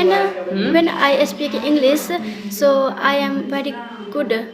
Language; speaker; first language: English; non-native, learner; Hindi